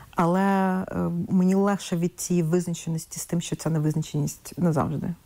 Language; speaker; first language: Ukrainian; non-native, local second language; Russian